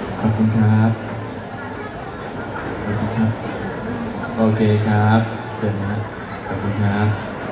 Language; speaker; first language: Thai; native; Thai